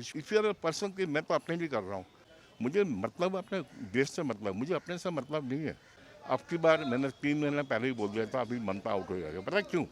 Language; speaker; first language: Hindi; non-native, local second language; Bangla